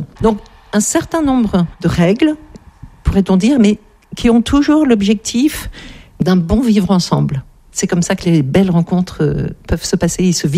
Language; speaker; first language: French; native; French